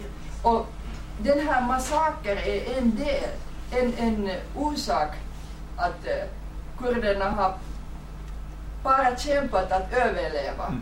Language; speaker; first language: Swedish; non-native, fluent; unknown